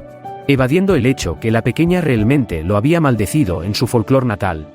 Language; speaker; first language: Spanish; native; Spanish